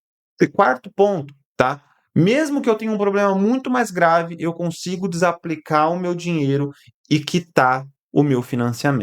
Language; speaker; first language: Portuguese; native; Portuguese